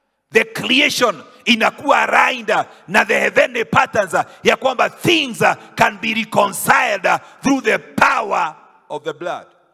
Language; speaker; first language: English; non-native, local second language; Swahili